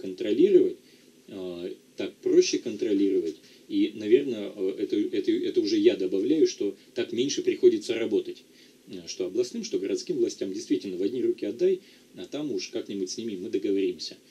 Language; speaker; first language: Russian; native; Russian